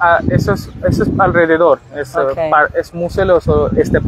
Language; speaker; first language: Spanish; non-native, learner; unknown